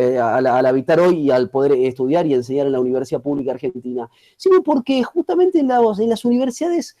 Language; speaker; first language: Spanish; native; Spanish